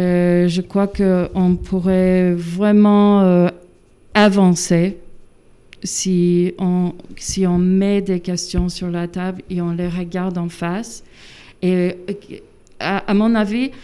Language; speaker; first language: French; non-native, fluent; English